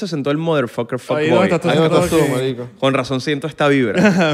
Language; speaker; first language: Spanish; native; Spanish